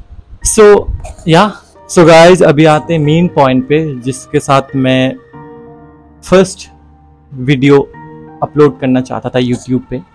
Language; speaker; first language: Hindi; non-native, local second language; Assamese